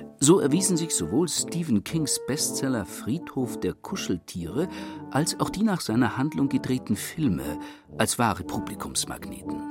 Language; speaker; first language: German; native; German